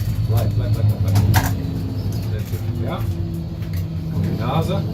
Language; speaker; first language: German; non-native, learner; English